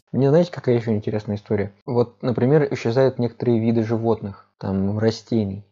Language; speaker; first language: Russian; native; Russian